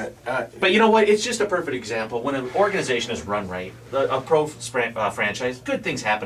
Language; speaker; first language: English; native; English